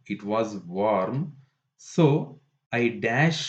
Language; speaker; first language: English; non-native, local second language; Kannada